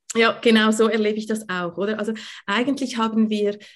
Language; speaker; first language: German; native; German